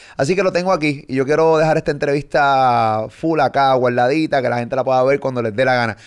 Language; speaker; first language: Spanish; native; Spanish